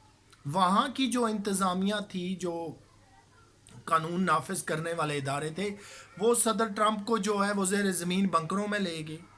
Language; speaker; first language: Urdu; native; Urdu